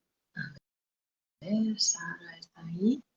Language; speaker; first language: Spanish; non-native, fluent; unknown